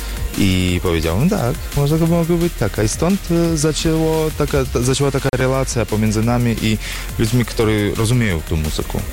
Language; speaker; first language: Polish; non-native, learner; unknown